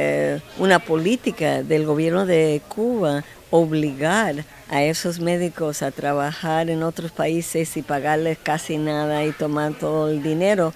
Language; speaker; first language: Spanish; non-native, fluent; English